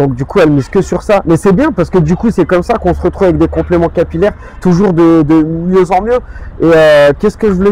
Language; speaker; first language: French; native; French